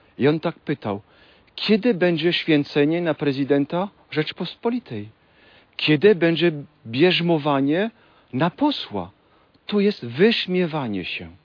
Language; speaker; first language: Polish; non-native, fluent; French